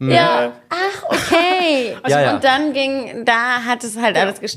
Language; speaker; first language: German; native; German